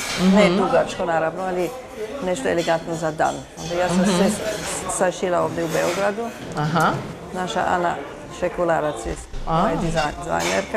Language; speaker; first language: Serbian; early bilingual, heritage; Serbian